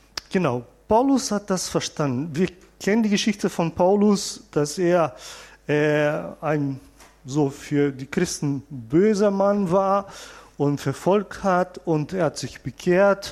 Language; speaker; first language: German; non-native, fluent; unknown